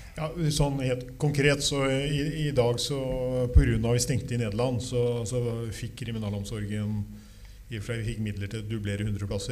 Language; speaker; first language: Norwegian; native; Norwegian